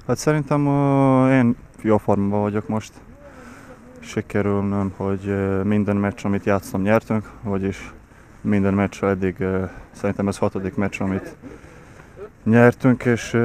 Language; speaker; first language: Hungarian; non-native, fluent; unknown